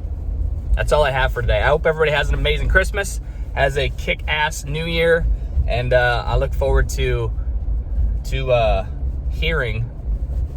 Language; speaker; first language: English; native; English